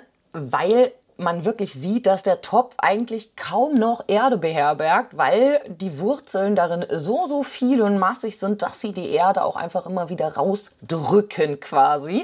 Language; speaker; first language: German; native; German